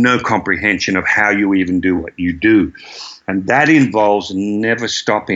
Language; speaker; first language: English; native; English